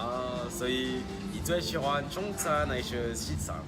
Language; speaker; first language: Chinese; non-native, learner; French